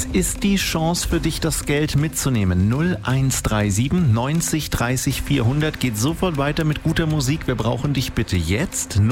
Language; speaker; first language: German; native; German